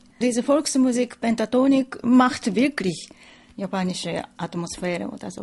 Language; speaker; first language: German; non-native, learner; Japanese